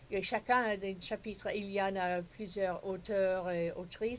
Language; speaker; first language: French; non-native, fluent; English